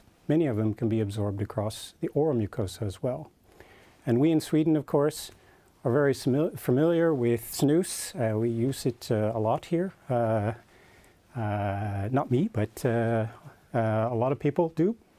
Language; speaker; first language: English; native; English